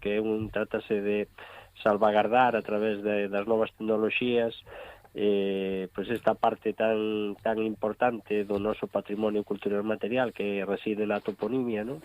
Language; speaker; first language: Galician; native; Galician